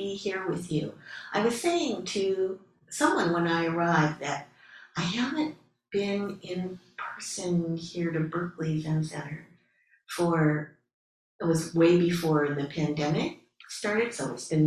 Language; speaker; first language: English; native; English